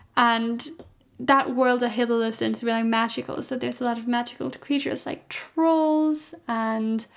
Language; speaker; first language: English; non-native, fluent; German